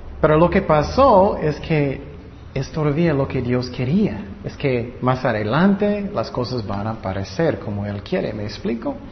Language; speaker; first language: Spanish; non-native, fluent; English